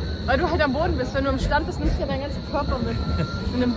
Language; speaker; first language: German; native; German